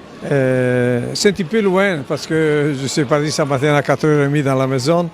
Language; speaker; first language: French; non-native, learner; Italian